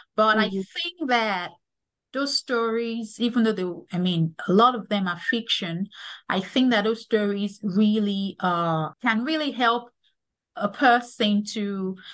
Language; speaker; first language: English; non-native, local second language; Yoruba